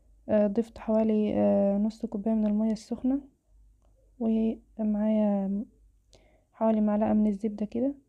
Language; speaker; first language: Arabic; native; Arabic